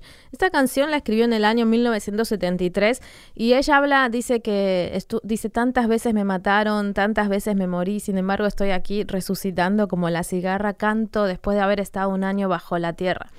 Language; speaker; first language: Spanish; native; Spanish